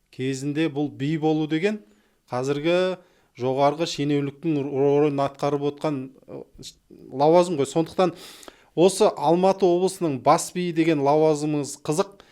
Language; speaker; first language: Kazakh; native; Kazakh